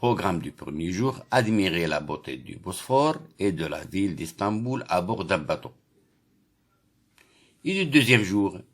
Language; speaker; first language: French; non-native, local second language; Arabic